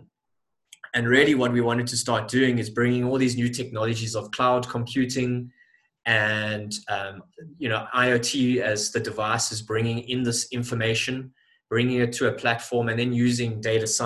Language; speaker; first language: English; native; English